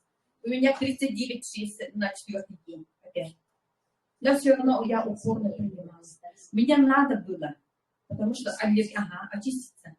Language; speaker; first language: Russian; non-native, local second language; Yakut